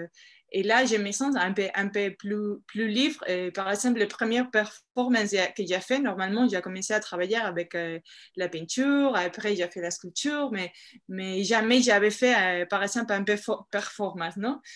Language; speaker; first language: French; non-native, fluent; Spanish